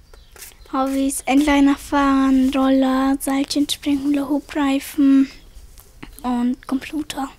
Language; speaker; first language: German; early bilingual, other home language; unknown